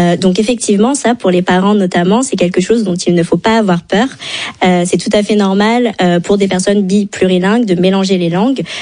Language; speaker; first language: French; native; French